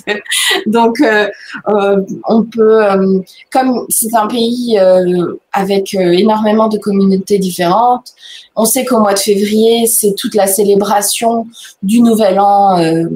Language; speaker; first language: French; native; French